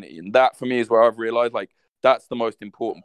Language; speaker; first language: English; native; English